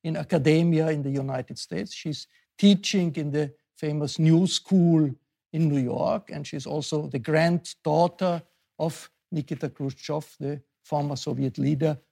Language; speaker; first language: English; non-native, fluent; German